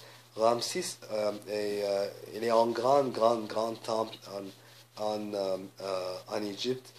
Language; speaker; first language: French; non-native, learner; English